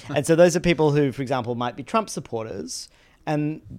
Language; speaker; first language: English; native; English